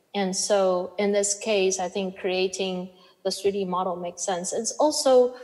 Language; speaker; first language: English; non-native, fluent; Chinese